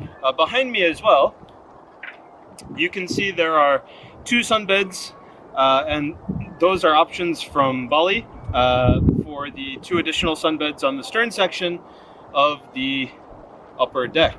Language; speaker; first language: English; native; English